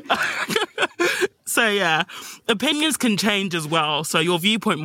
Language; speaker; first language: English; native; English